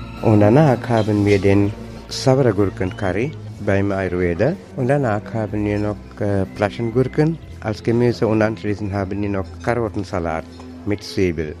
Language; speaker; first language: German; non-native, learner; Sinhala